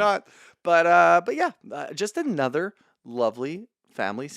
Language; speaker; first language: English; native; English